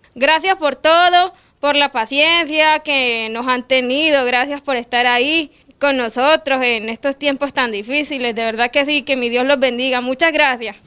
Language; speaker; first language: Spanish; native; Spanish